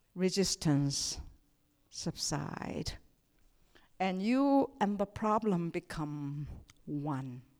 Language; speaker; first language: English; non-native, fluent; Korean